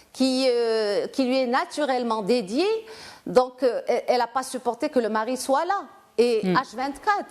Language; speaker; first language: French; non-native, local second language; Arabic